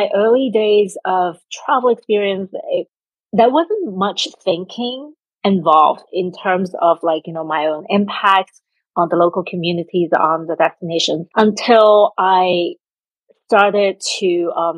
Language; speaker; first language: English; non-native, local second language; Cantonese